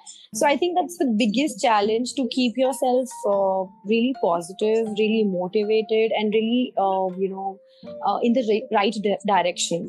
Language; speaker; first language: English; non-native, local second language; Hindi